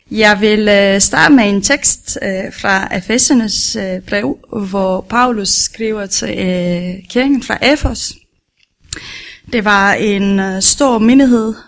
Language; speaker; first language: Danish; non-native, learner; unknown